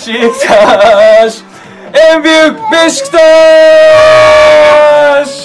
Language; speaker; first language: Turkish; non-native, learner; Japanese